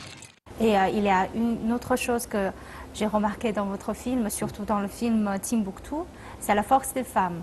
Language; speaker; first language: French; non-native, fluent; Chinese